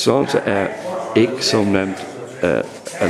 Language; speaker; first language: Danish; non-native, learner; English